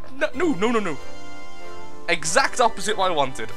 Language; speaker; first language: English; native; English